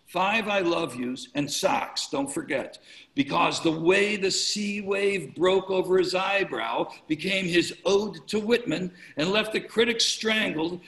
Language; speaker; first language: English; native; English